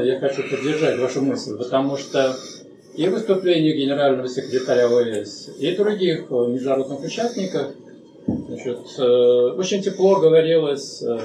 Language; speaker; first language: Russian; native; Russian